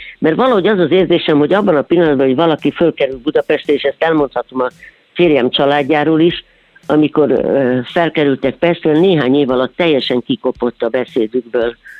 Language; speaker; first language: Hungarian; native; Hungarian